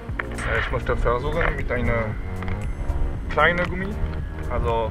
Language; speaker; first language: German; non-native, learner; French